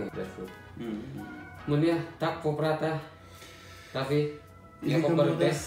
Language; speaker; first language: Norwegian; non-native, learner; Indonesian